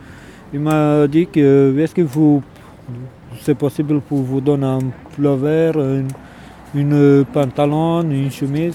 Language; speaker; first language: French; non-native, learner; Romanian